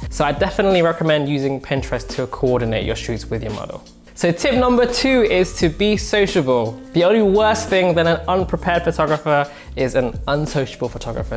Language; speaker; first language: English; native; English